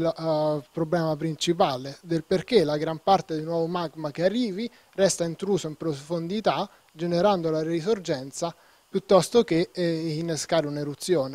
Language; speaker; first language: Italian; native; Italian